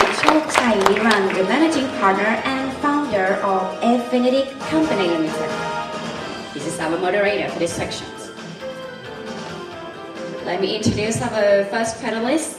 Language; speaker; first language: English; non-native, fluent; Thai